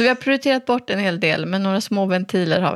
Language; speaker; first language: Swedish; native; Swedish